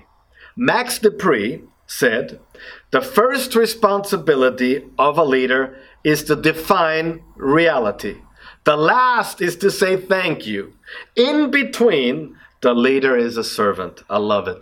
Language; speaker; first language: English; non-native, fluent; German